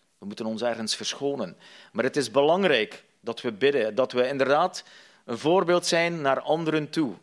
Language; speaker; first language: Dutch; native; Dutch